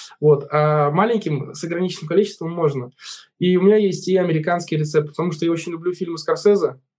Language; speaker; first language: Russian; native; Russian